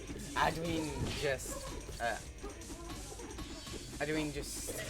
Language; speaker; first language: Welsh; non-native, local second language; English